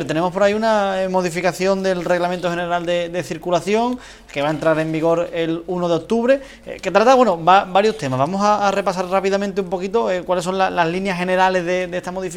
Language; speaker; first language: Spanish; native; Spanish